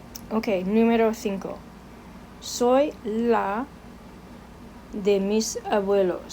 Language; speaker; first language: Spanish; non-native, fluent; English